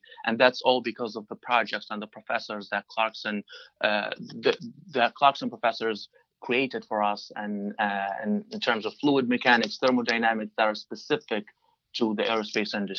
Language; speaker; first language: English; non-native, fluent; Arabic